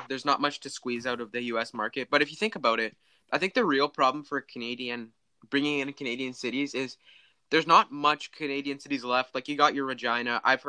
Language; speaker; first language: English; native; English